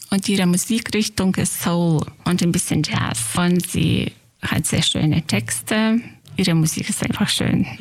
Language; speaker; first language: German; non-native, fluent; Lithuanian